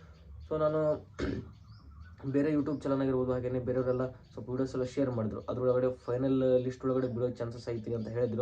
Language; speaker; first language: Kannada; native; Kannada